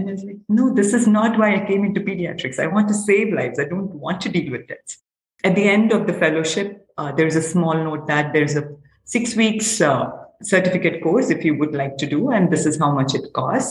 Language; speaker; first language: English; non-native, local second language; Telugu